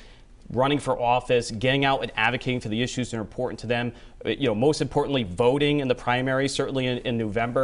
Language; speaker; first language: English; native; English